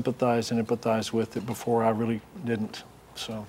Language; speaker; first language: English; native; English